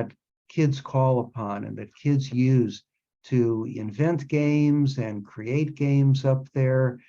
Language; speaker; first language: English; native; English